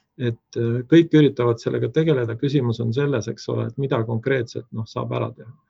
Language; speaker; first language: Estonian; native; Estonian